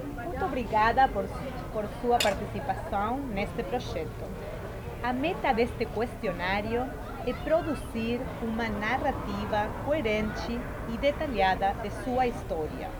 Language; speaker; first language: Portuguese; non-native, fluent; Spanish